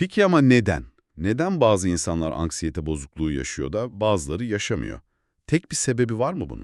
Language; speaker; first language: Turkish; native; Turkish